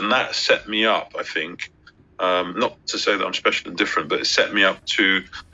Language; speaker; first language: English; native; English